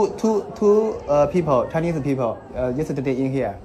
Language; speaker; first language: English; non-native, learner; Chinese